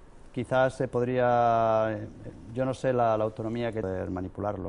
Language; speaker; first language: Spanish; native; Spanish